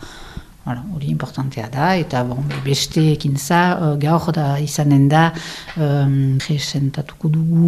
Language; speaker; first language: Basque; non-native, local second language; French